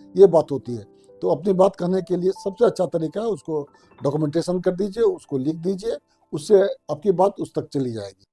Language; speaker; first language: Hindi; non-native, local second language; Maithili